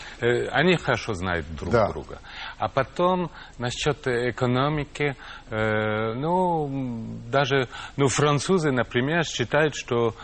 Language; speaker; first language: Russian; non-native, fluent; French